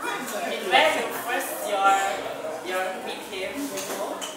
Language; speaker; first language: English; non-native, learner; Indonesian